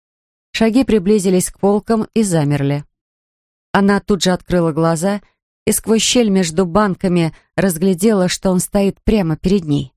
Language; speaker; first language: Russian; native; Russian